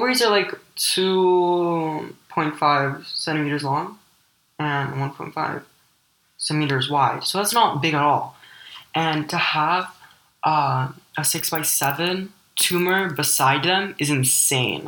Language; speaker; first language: English; early bilingual, other home language; Ukrainian